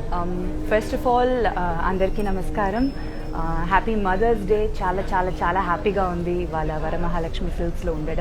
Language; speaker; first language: Telugu; non-native, local second language; Tamil